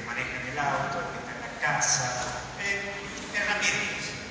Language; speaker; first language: Spanish; native; Spanish